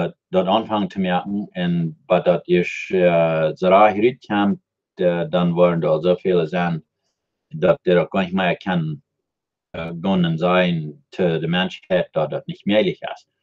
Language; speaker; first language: German; non-native, learner; Dutch